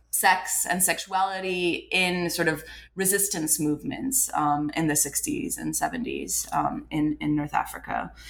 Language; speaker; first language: English; non-native, fluent; French